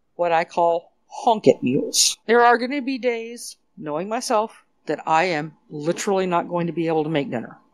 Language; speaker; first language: English; native; English